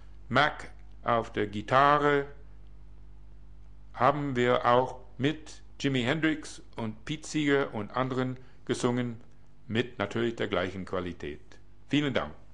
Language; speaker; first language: German; non-native, fluent; English